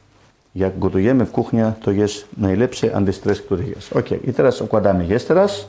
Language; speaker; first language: Polish; non-native, fluent; Greek